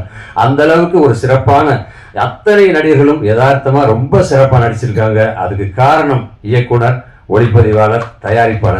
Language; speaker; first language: Tamil; native; Tamil